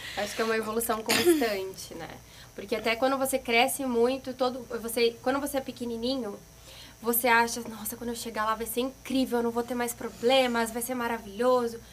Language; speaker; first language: Portuguese; native; Portuguese